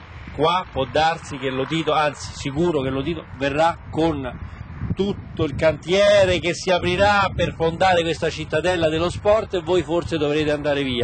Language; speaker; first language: Italian; native; Italian